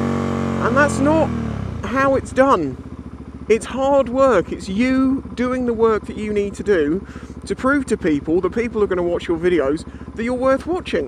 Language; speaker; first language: English; native; English